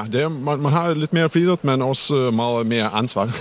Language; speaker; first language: Danish; non-native, fluent; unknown